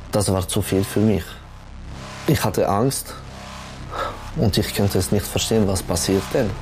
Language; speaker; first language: German; non-native, local second language; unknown